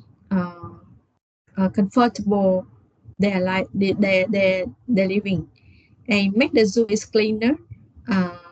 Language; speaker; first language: English; non-native, learner; Vietnamese